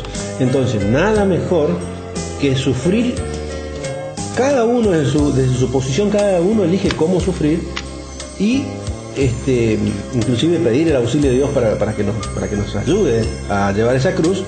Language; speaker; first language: Spanish; native; Spanish